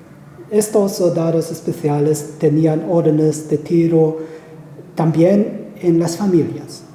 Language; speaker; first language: Spanish; non-native, fluent; German